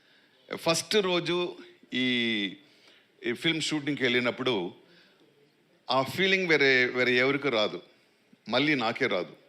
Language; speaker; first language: Telugu; non-native, local second language; Tamil